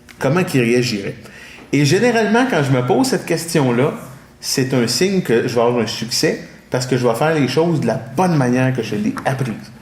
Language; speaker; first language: French; native; French